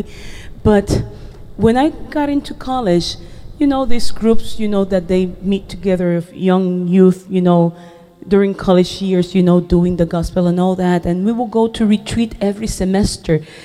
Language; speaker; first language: English; non-native, fluent; Spanish